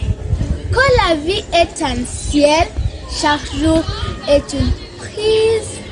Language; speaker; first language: French; non-native, learner; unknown